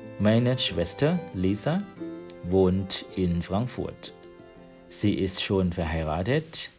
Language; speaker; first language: German; non-native, fluent; Thai